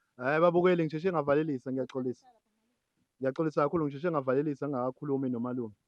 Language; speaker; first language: Zulu; native; Zulu